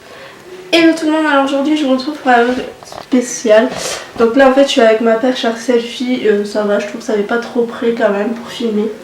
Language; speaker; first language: French; native; French